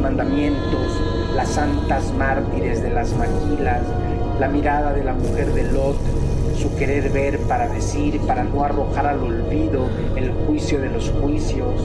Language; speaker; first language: Spanish; native; Spanish